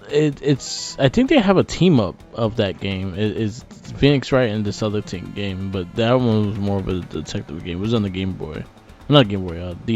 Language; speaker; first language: English; native; English